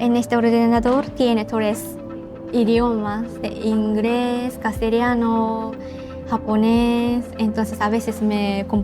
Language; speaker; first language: Spanish; non-native, learner; Japanese